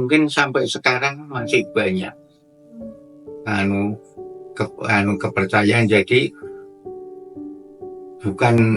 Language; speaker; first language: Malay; non-native, local second language; Javanese